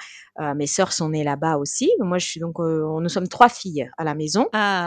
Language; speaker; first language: French; early bilingual, heritage; French